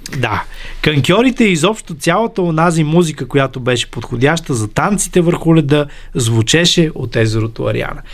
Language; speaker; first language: Bulgarian; native; Bulgarian